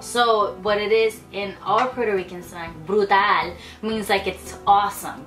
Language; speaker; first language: English; early bilingual, other home language; Spanish